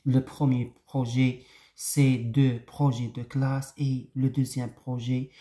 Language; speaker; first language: French; non-native, local second language; Arabic